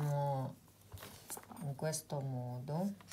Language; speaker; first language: Italian; non-native, fluent; Russian